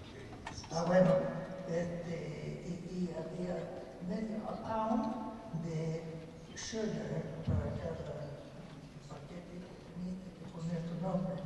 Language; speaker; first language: Spanish; non-native, fluent; English